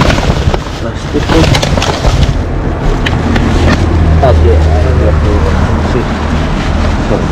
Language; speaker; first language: Spanish; non-native, learner; Filipino